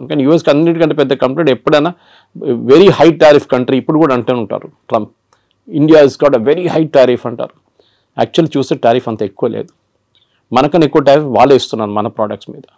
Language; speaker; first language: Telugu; non-native, local second language; Malayalam